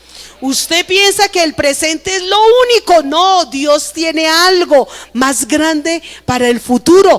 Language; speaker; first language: Spanish; native; Spanish